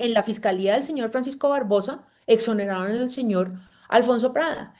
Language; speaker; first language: Spanish; native; Spanish